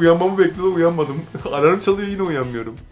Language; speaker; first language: Turkish; native; Turkish